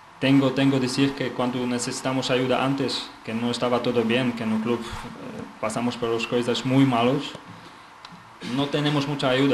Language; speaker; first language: Spanish; non-native, learner; Polish